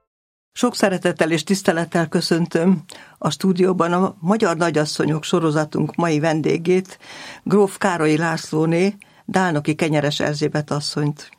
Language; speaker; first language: Hungarian; native; Hungarian